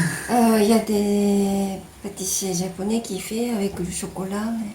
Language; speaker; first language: French; non-native, fluent; Japanese